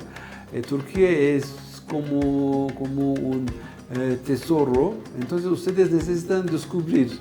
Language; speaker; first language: Spanish; non-native, fluent; Turkish